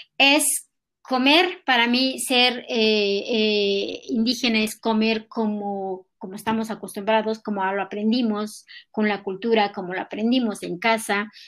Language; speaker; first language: Spanish; non-native, local second language; Nahuatl languages